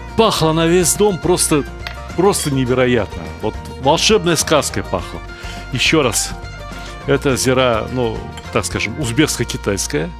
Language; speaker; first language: Russian; native; Russian